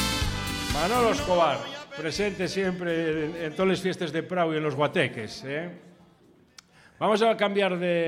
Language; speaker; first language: Spanish; native; Spanish